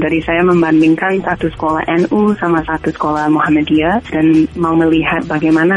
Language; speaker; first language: Indonesian; non-native, fluent; English